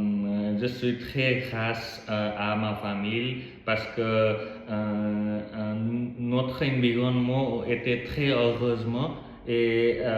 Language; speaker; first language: French; non-native, learner; Nepali